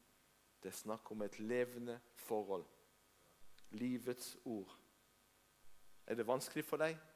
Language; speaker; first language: Norwegian; non-native, fluent; Hebrew